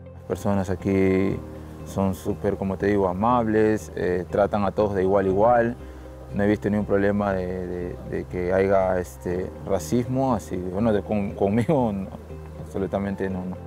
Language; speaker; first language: Spanish; native; Spanish